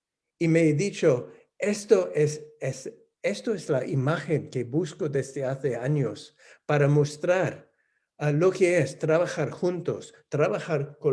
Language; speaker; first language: Spanish; non-native, fluent; English